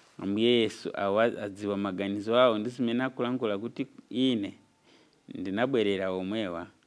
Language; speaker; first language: Nyanja; non-native, fluent; Nyankole